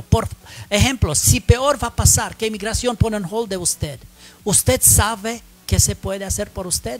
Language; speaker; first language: Spanish; non-native, learner; English